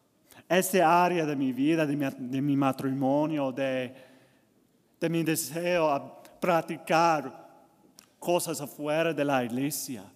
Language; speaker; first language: Spanish; non-native, learner; English